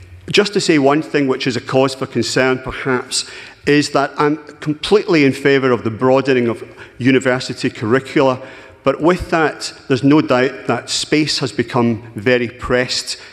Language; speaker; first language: English; native; English